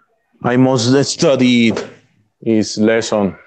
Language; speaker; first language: English; non-native, learner; Spanish